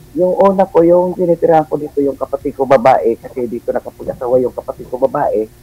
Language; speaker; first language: Filipino; non-native, local second language; Cebuano